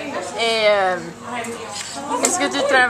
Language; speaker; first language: French; non-native, learner; English